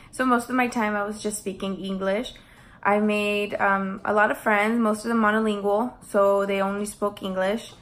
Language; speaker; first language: English; early bilingual, other home language; Spanish